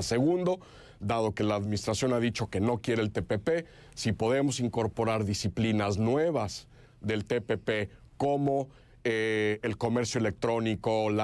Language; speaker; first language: Spanish; native; Spanish